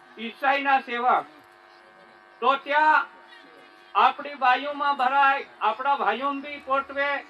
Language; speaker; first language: Gujarati; non-native, local second language; Bhili